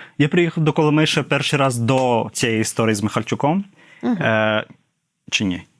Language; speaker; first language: Ukrainian; non-native, fluent; English